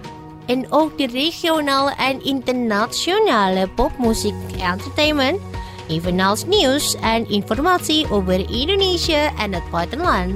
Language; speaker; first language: Dutch; non-native, fluent; Indonesian